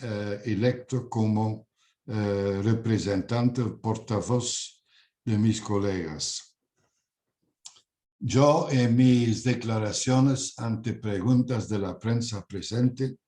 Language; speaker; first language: Spanish; non-native, fluent; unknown